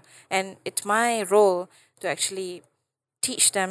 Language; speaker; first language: English; non-native, local second language; Malay